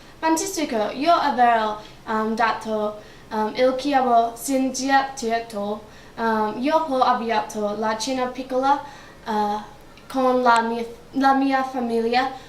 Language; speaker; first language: Italian; non-native, learner; English